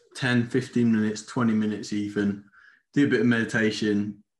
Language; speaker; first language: English; non-native, fluent; Spanish